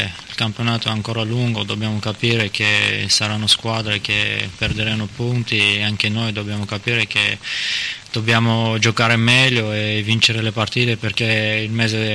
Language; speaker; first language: Italian; non-native, fluent; Armenian